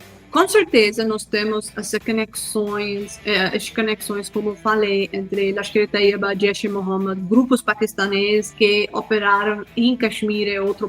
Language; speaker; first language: Portuguese; non-native, fluent; Hindi